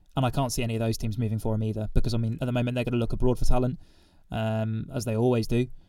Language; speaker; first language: English; native; English